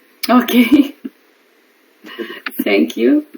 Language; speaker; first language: English; non-native, learner; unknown